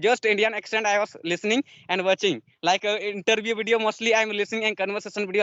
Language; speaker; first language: English; non-native, learner; Santali